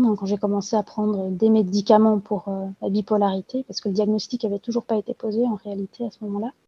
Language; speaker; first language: French; native; French